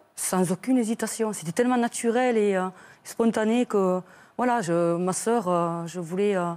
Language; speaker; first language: French; native; French